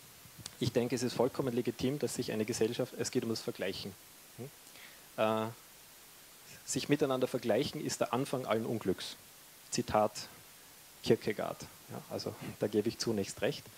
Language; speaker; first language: German; native; German